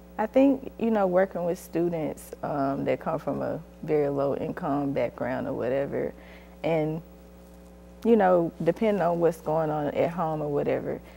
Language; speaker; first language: English; native; English